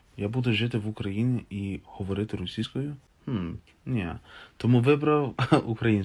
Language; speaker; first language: Ukrainian; non-native, fluent; English